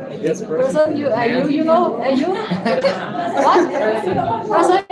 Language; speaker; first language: English; non-native, fluent; Chinese